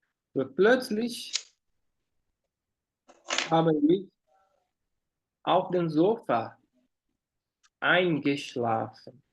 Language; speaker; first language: German; non-native, fluent; Portuguese